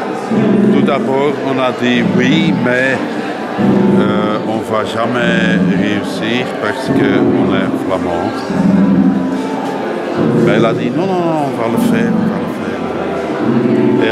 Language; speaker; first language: French; non-native, local second language; Dutch